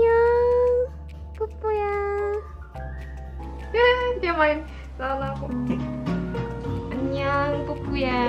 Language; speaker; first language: Korean; non-native, fluent; Indonesian